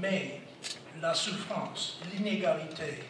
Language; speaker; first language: French; non-native, fluent; English